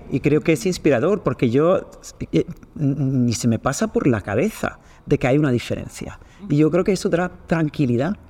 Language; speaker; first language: Spanish; non-native, fluent; Swedish